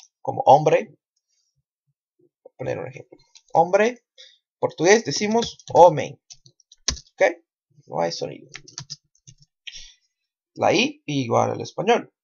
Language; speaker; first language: Spanish; non-native, fluent; Portuguese